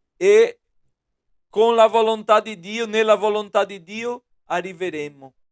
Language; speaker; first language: Italian; non-native, fluent; Portuguese